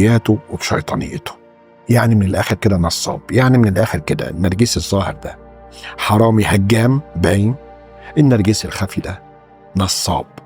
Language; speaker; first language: Arabic; native; Arabic